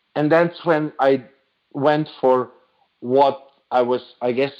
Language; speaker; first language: English; non-native, fluent; Slovenian